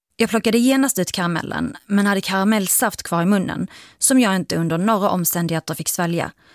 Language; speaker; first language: Swedish; early bilingual, other home language; Arabic